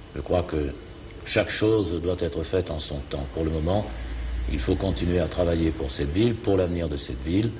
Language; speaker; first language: French; native; French